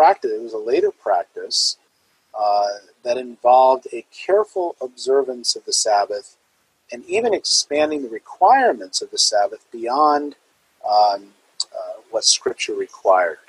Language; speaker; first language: English; native; English